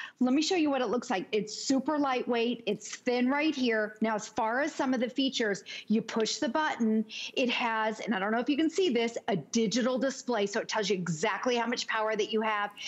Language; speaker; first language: English; native; English